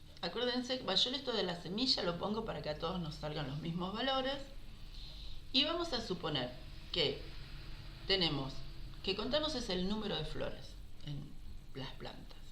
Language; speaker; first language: Spanish; native; Spanish